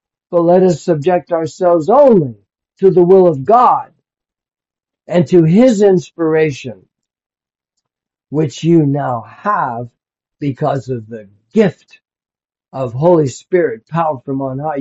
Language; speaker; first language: English; native; English